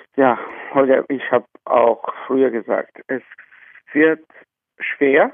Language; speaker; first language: German; non-native, learner; Albanian